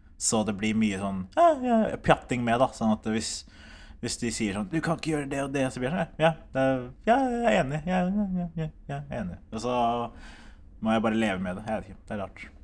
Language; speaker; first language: Norwegian; early bilingual, other home language; Somali